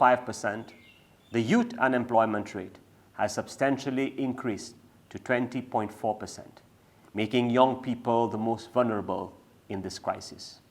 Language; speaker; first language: English; non-native, local second language; Seselwa Creole French